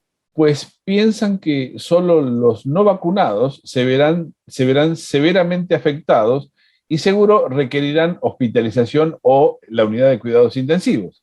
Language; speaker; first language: Spanish; native; Spanish